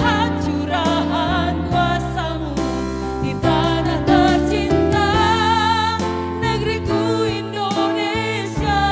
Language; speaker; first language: Indonesian; native; Indonesian